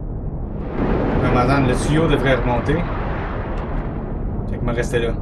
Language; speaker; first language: French; native; French